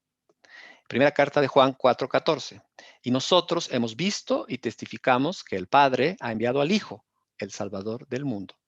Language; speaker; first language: Spanish; native; Spanish